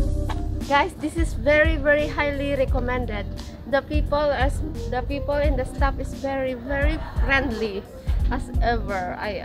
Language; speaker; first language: English; non-native, local second language; Filipino